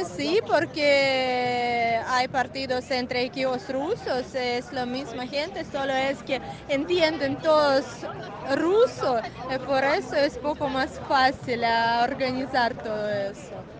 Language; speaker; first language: Spanish; non-native, fluent; Russian